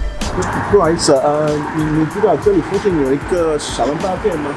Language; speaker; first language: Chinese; non-native, learner; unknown